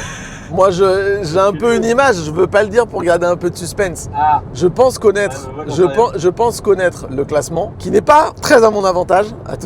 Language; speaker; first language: French; native; French